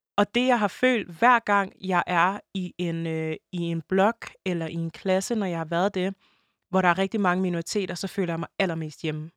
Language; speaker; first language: Danish; early bilingual, other home language; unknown